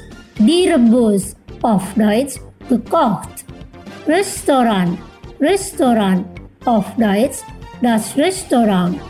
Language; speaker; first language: German; non-native, fluent; Indonesian